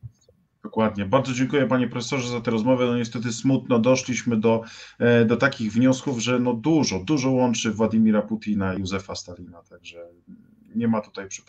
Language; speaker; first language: Polish; native; Polish